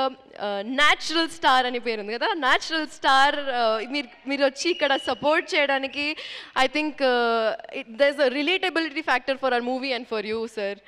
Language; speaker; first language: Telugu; non-native, local second language; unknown